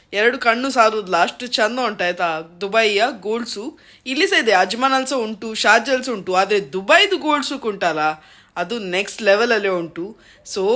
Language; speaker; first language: Kannada; native; Kannada